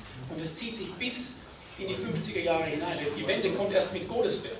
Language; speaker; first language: German; native; German